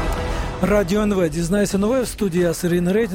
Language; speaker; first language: Ukrainian; native; Ukrainian